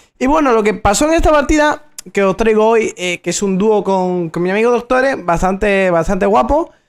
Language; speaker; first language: Spanish; native; Spanish